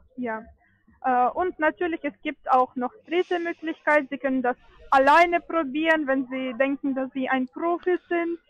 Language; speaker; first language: German; non-native, fluent; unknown